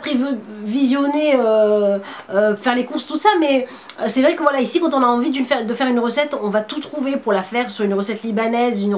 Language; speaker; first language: French; native; French